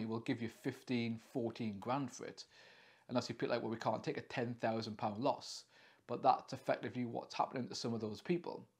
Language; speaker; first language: English; native; English